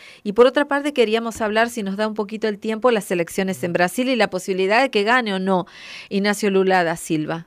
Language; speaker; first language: Spanish; native; Spanish